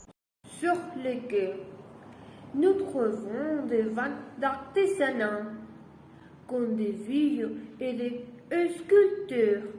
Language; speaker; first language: French; non-native, learner; Spanish